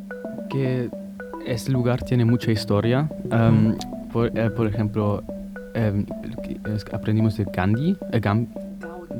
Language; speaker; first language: Spanish; non-native, fluent; German